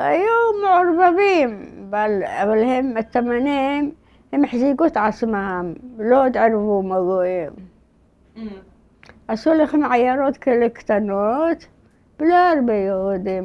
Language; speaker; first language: Hebrew; early bilingual, other home language; Arabic